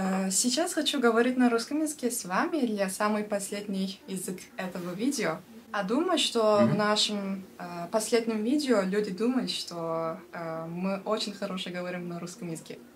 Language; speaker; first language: Russian; non-native, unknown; Turkish